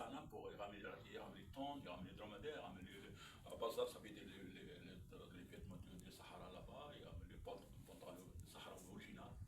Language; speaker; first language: French; non-native, local second language; Arabic